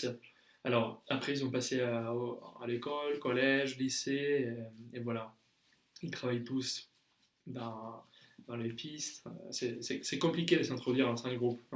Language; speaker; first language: French; non-native, fluent; Spanish